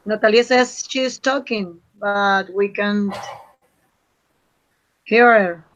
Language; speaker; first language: English; non-native, learner; Spanish